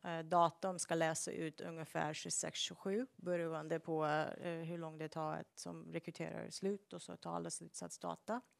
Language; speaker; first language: Swedish; non-native, fluent; English